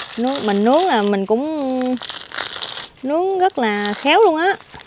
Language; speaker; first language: Vietnamese; native; Vietnamese